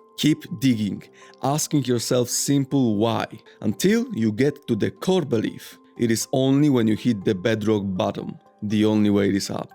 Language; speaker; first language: English; non-native, fluent; Polish